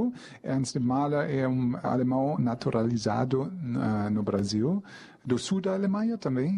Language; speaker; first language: Portuguese; non-native, fluent; German